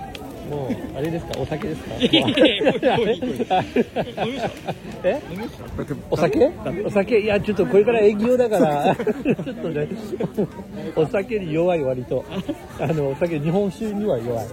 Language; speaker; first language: Japanese; non-native, fluent; French